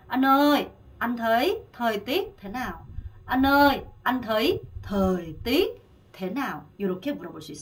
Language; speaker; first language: Vietnamese; non-native, fluent; Korean